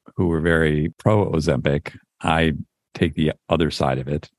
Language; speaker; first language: English; native; English